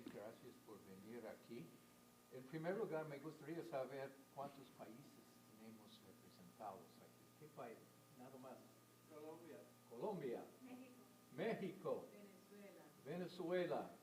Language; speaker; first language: Spanish; non-native, fluent; English